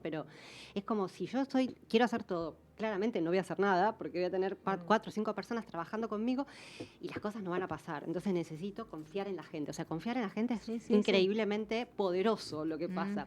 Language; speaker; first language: Spanish; native; Spanish